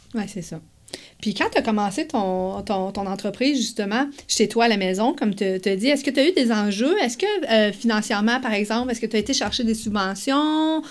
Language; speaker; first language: French; native; French